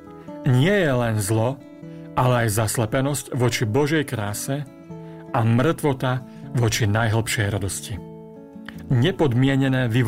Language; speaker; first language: Slovak; native; Slovak